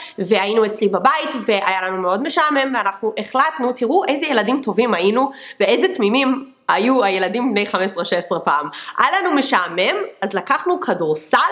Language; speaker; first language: Hebrew; non-native, fluent; English